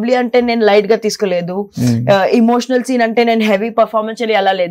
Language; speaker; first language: Telugu; non-native, local second language; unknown